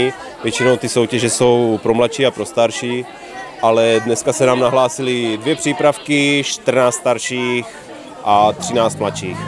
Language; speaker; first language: Czech; native; Czech